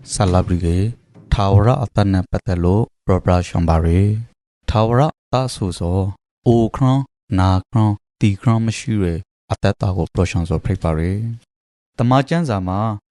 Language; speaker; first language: Burmese; native; Burmese